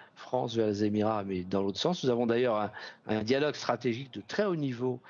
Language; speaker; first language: French; native; French